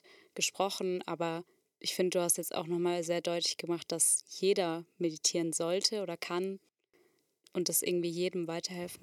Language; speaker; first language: German; native; German